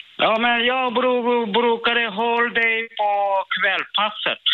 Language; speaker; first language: Swedish; non-native, learner; Burmese